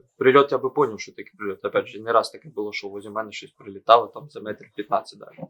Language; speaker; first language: Ukrainian; non-native, local second language; Russian